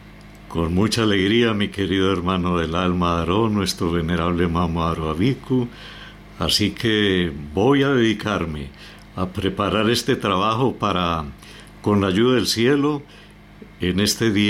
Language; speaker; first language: Spanish; native; Spanish